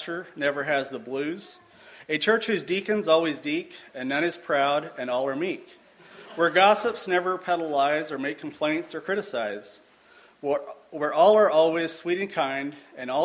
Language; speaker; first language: English; native; English